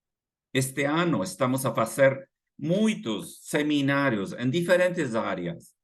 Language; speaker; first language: Portuguese; non-native, fluent; Spanish